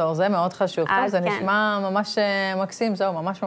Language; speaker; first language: Hebrew; native; Hebrew